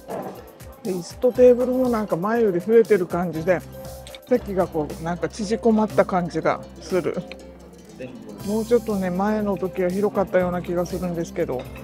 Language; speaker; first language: Japanese; native; Japanese